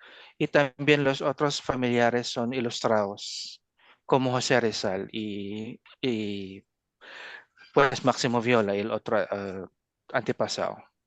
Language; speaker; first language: Spanish; non-native, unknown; Filipino